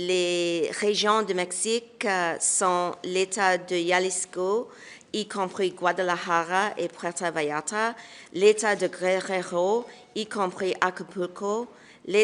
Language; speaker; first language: French; non-native, local second language; English